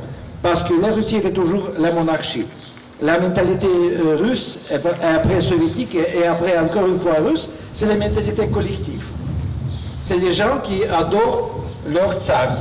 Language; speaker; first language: French; non-native, fluent; Russian